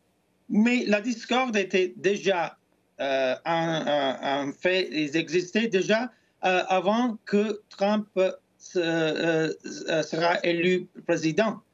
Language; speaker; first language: French; non-native, fluent; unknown